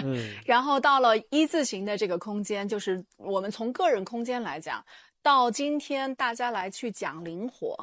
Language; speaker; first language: Chinese; native; Chinese